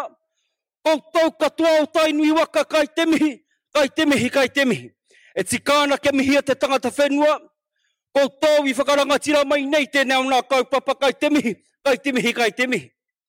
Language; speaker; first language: English; non-native, local second language; Māori